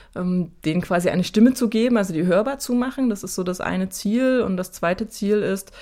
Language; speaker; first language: German; native; German